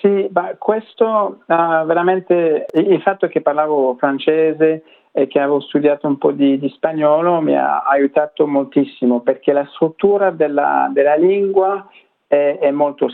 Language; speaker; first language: Italian; non-native, fluent; French